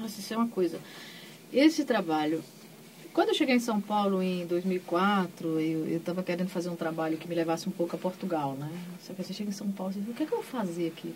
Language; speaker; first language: Portuguese; native; Portuguese